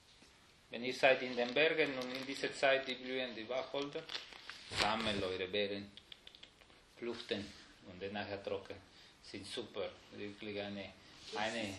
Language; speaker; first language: German; non-native, fluent; Spanish